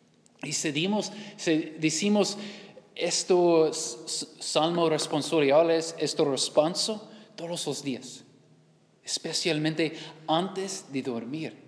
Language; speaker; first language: Spanish; non-native, learner; English